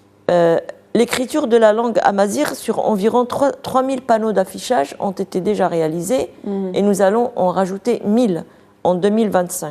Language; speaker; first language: French; non-native, local second language; Arabic